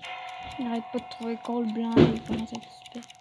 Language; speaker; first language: French; native; French